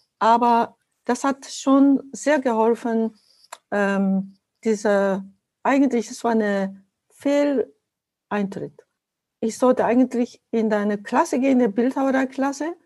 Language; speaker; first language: German; non-native, fluent; Japanese